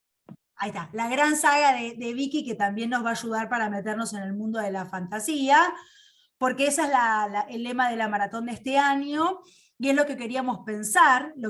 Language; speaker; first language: Spanish; native; Spanish